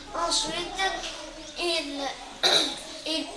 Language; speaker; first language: French; non-native, learner; Arabic